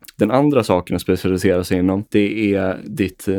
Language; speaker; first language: Swedish; native; Swedish